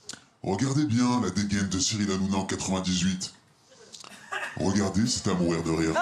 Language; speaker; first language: French; native; French